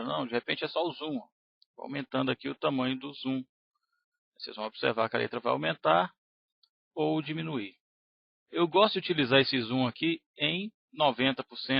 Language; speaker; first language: Portuguese; native; Portuguese